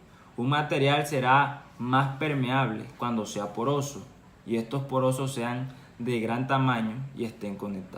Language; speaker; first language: Spanish; native; Spanish